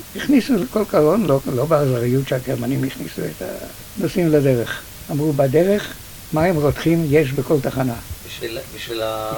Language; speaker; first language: Hebrew; early bilingual, other home language; Yiddish